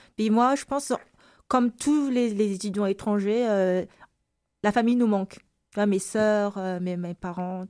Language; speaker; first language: French; non-native, local second language; Malagasy